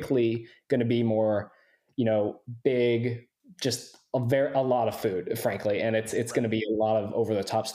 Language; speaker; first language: English; native; English